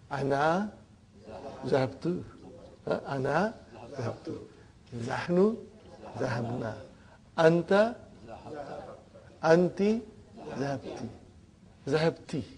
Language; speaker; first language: Arabic; non-native, fluent; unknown